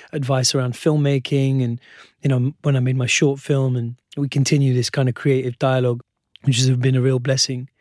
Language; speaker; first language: English; non-native, local second language; Urdu